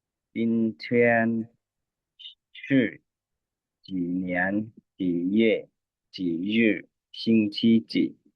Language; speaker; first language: Chinese; non-native, learner; Lao